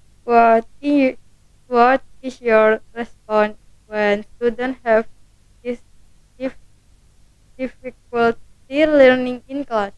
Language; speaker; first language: English; non-native, learner; Indonesian